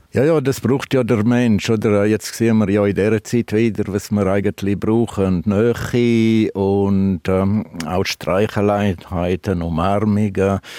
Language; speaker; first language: German; non-native, local second language; Romansh